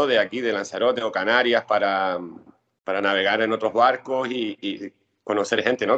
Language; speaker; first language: Spanish; native; Spanish